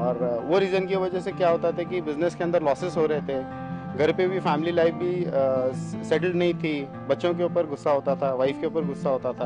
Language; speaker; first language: Hindi; native; Hindi